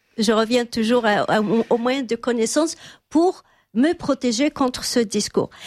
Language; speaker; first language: French; non-native, local second language; Arabic